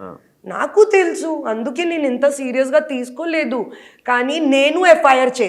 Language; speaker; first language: Telugu; non-native, learner; Hindi